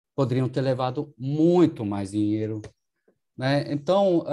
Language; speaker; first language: Portuguese; non-native, fluent; German